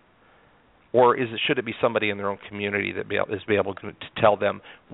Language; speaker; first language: English; native; English